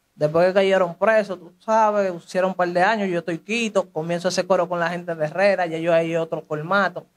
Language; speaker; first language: Spanish; native; Spanish